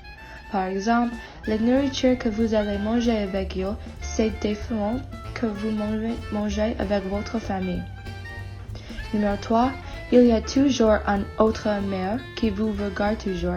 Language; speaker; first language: French; non-native, learner; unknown